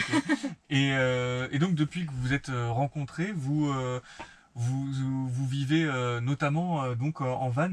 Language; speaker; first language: French; native; French